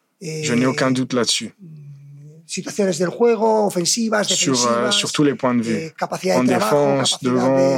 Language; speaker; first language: French; non-native, fluent; Spanish